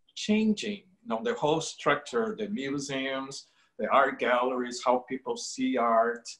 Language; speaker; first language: English; non-native, fluent; Portuguese